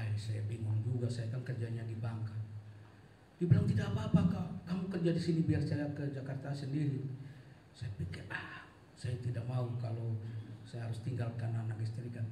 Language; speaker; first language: Indonesian; non-native, local second language; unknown